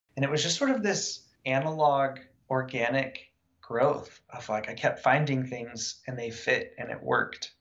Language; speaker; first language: English; native; English